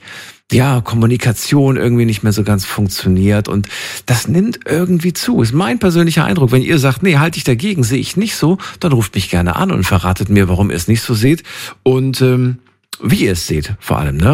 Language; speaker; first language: German; native; German